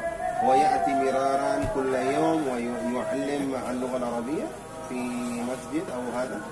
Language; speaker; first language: Arabic; non-native, fluent; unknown